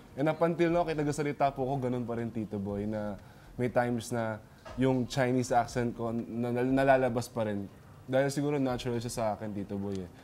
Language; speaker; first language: Filipino; non-native, local second language; Min Nan Chinese